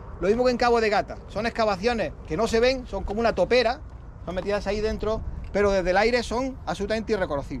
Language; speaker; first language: Spanish; native; Spanish